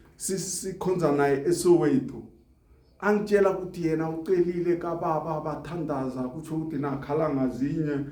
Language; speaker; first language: Zulu; non-native, local second language; Tsonga